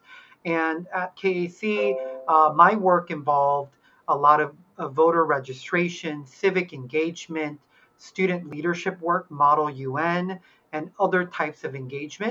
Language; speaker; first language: English; early bilingual, other home language; Korean